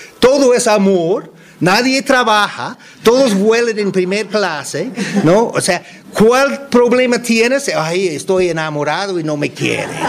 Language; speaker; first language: Spanish; non-native, fluent; English